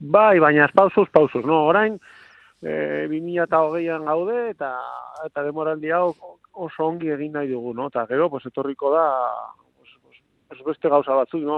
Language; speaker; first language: Basque; non-native, local second language; Spanish